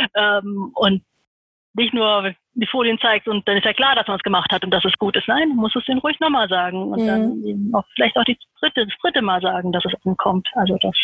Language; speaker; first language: German; native; German